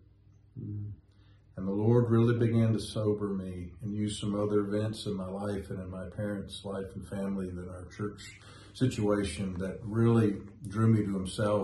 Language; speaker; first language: English; native; English